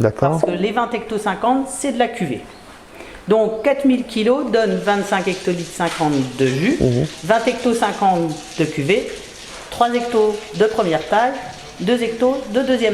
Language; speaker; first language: French; native; French